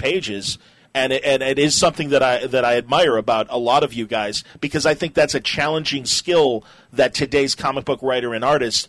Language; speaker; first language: English; native; English